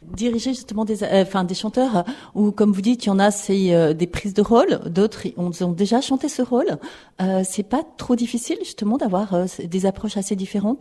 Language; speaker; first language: French; native; French